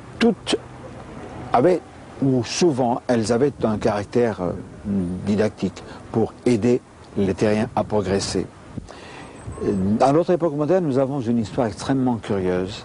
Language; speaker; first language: French; native; French